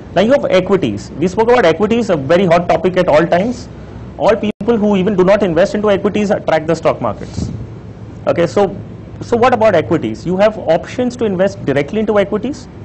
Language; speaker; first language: English; non-native, local second language; Hindi